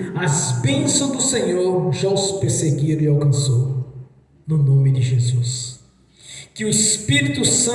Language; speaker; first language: Portuguese; native; Portuguese